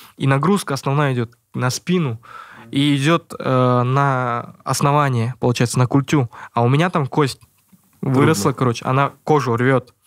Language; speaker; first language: Russian; native; Russian